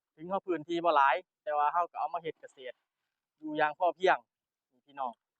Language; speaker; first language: Thai; native; Thai